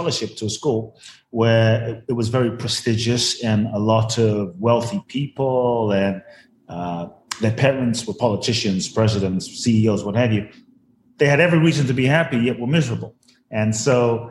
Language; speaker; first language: English; native; English